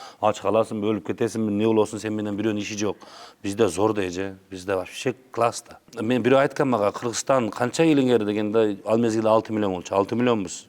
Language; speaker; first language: Kyrgyz; non-native, local second language; Uzbek